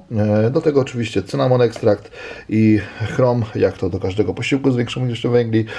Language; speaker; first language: Polish; native; Polish